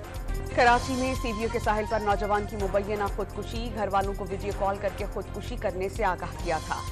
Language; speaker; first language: Urdu; native; Urdu